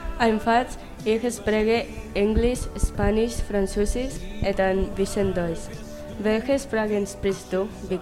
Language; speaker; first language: German; non-native, learner; Spanish